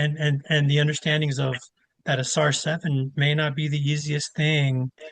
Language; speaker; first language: English; native; English